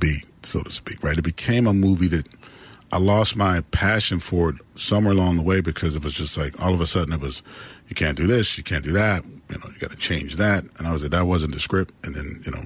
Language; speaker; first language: English; native; English